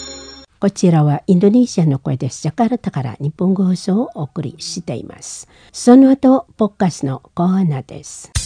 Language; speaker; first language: Japanese; non-native, fluent; Indonesian